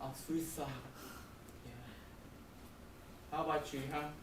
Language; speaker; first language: English; non-native, learner; Korean